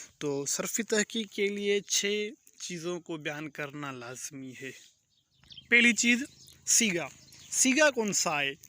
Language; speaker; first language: Urdu; non-native, local second language; Pashto